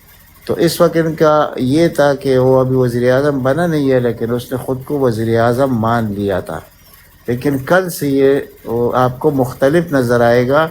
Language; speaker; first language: Urdu; native; Urdu